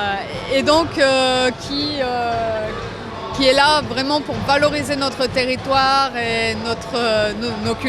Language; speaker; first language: French; native; French